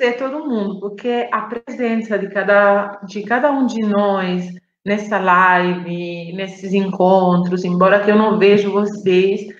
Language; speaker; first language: Portuguese; non-native, fluent; Italian